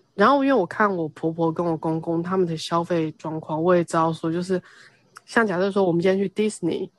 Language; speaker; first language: Chinese; native; Chinese